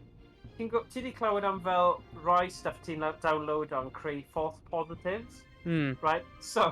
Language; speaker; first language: Welsh; native; Welsh